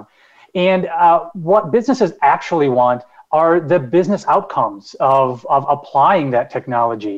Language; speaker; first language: English; native; English